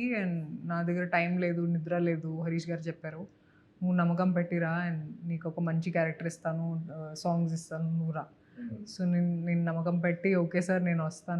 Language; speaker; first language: Telugu; non-native, local second language; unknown